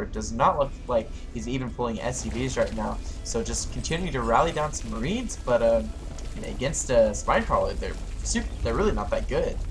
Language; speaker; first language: English; native; English